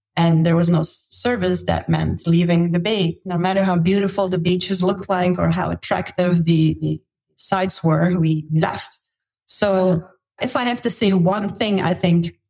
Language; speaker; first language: English; non-native, fluent; Dutch